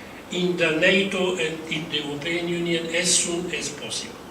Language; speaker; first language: English; non-native, fluent; Bulgarian